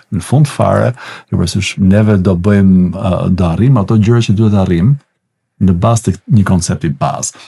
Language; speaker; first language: Albanian; native; Albanian